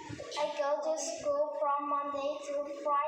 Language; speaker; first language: English; non-native, learner; Vietnamese